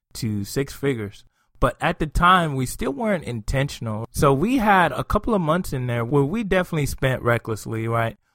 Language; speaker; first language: English; non-native, local second language; Yoruba